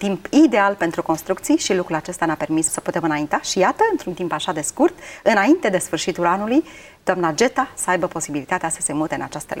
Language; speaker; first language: Romanian; native; Romanian